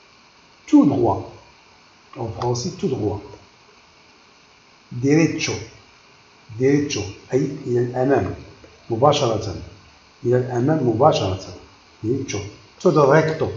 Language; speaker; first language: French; non-native, local second language; Arabic